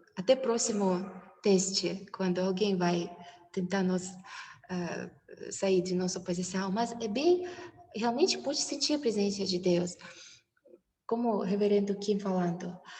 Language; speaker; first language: Portuguese; non-native, learner; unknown